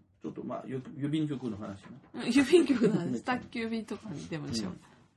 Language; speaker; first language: Japanese; non-native, learner; French